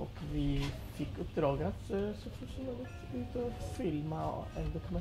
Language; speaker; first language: Swedish; early bilingual, other home language; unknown